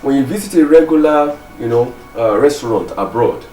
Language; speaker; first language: English; non-native, local second language; Yoruba